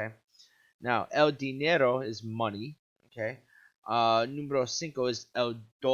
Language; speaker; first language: Spanish; non-native, learner; English